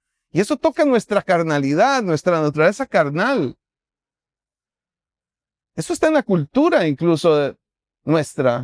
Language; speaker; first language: Spanish; native; Spanish